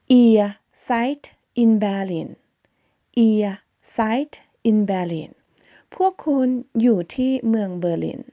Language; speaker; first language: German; non-native, fluent; Thai